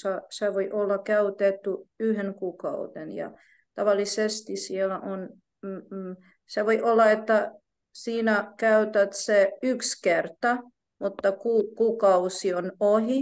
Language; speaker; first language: Finnish; non-native, fluent; Ukrainian